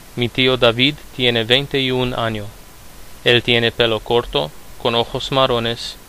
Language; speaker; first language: Spanish; non-native, fluent; Romanian